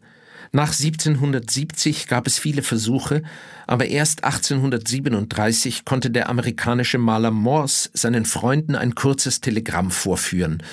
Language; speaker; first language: German; native; German